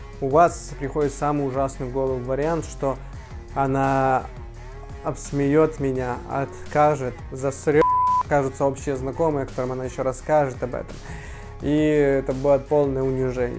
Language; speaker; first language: Russian; native; Russian